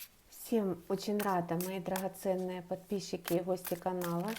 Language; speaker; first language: Russian; native; Russian